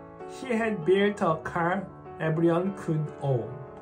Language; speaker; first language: English; non-native, fluent; Korean